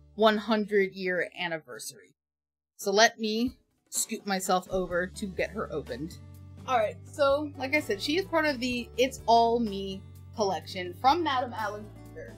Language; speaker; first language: English; native; English